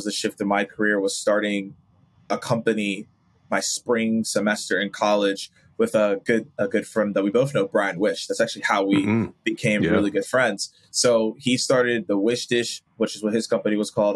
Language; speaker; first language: English; native; English